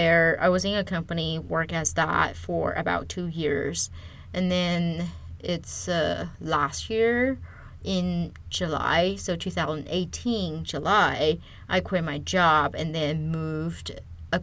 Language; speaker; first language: English; non-native, fluent; Chinese